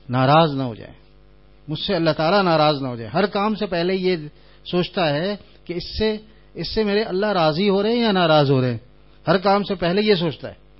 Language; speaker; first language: Urdu; native; Urdu